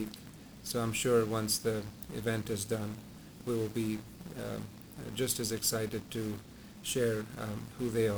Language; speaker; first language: English; non-native, local second language; Punjabi